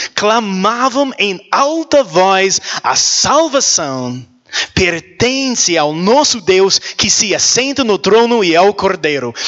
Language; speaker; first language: Portuguese; non-native, learner; English